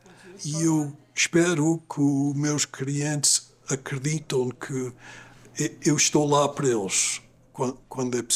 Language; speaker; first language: Portuguese; early bilingual, other home language; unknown